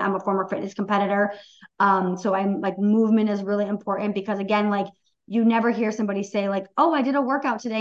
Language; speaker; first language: English; native; English